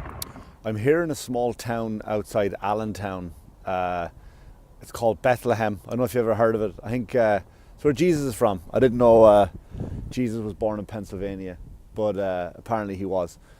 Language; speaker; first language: English; native; English